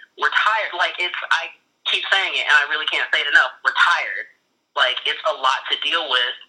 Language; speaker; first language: English; native; English